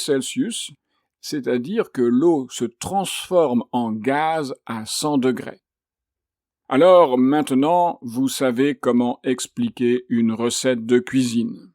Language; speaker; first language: French; native; French